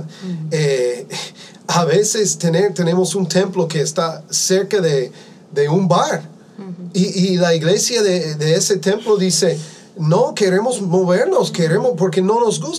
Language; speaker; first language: Spanish; non-native, fluent; English